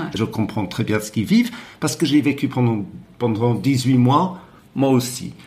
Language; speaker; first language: French; non-native, fluent; English